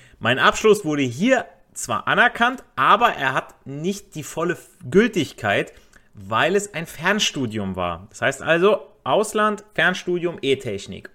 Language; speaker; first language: German; native; German